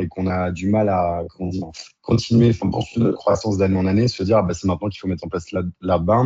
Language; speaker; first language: French; native; French